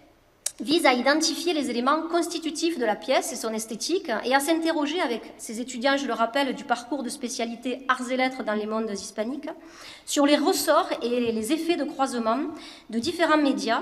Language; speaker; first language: French; native; French